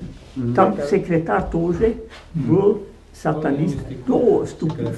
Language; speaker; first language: Russian; non-native, learner; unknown